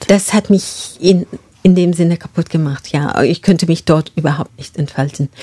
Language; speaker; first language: German; non-native, fluent; Masai